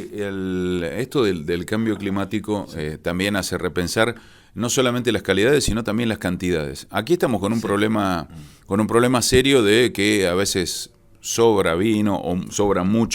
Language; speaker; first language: Spanish; native; Spanish